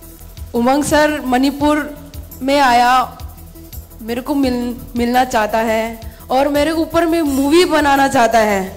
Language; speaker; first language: Hindi; non-native, local second language; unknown